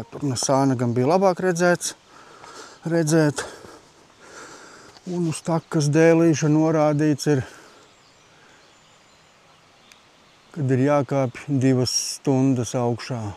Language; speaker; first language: Latvian; native; Latvian